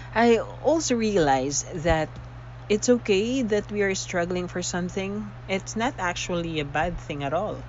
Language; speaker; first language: English; non-native, local second language; Filipino